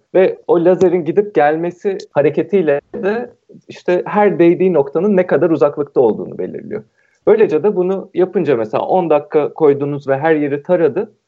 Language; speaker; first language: Turkish; native; Turkish